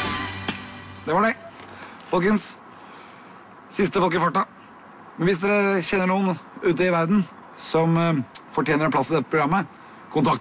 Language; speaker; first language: Norwegian; native; Norwegian